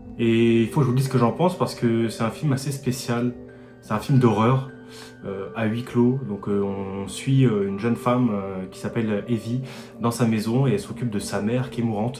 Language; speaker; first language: French; native; French